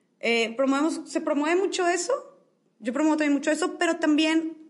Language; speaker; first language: Spanish; native; Spanish